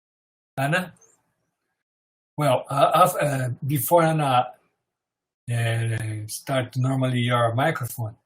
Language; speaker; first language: English; non-native, fluent; Portuguese